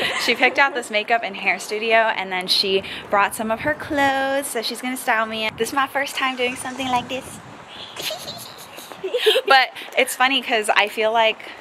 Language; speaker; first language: English; native; English